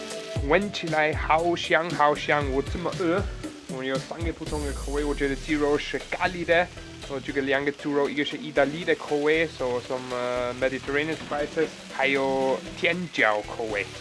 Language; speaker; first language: Chinese; non-native, fluent; German